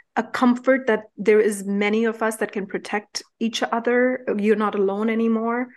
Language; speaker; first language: English; non-native, local second language; Punjabi